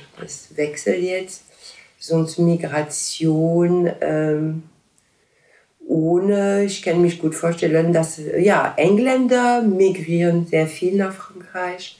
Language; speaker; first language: German; non-native, learner; French